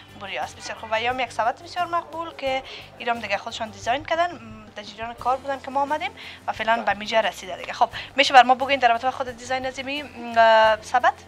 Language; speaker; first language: Persian; native; Persian